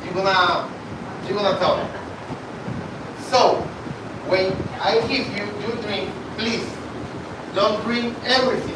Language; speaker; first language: English; non-native, learner; Spanish